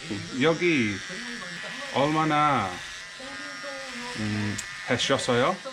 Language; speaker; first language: Korean; non-native, learner; English